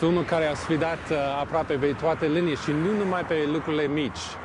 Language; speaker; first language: Romanian; non-native, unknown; English